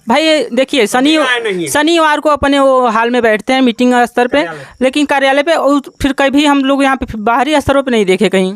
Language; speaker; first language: Hindi; native; Hindi